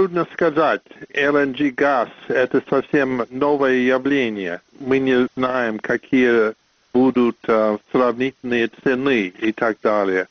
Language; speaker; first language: Russian; non-native, fluent; English